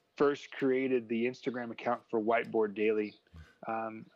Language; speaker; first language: English; native; English